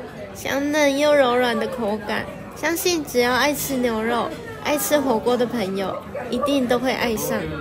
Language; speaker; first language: Chinese; native; Chinese